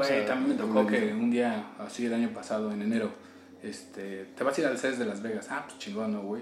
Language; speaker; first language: Spanish; native; Spanish